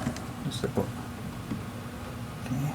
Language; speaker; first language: French; native; French